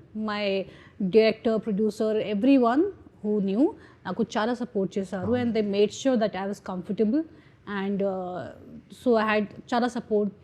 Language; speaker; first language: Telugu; non-native, learner; Hindi